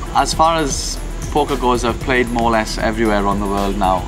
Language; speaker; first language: English; native; English